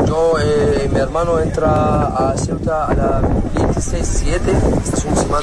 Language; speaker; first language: Spanish; non-native, learner; Arabic